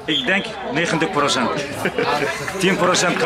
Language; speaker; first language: Dutch; non-native, learner; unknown